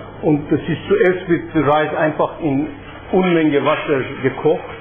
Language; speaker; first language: German; non-native, fluent; Persian